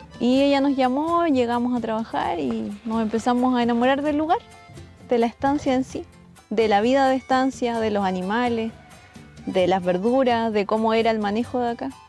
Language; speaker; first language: Spanish; native; Spanish